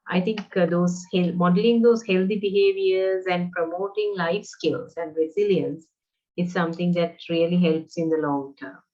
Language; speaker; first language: English; non-native, local second language; Sinhala